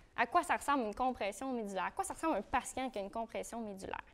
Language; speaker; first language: French; native; French